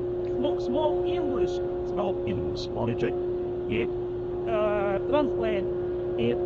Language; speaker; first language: English; non-native, learner; Ukrainian